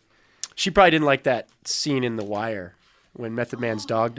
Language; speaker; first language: English; native; English